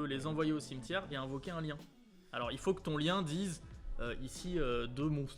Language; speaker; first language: French; native; French